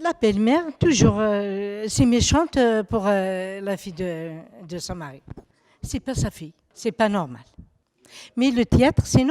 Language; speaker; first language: French; non-native, learner; Arabic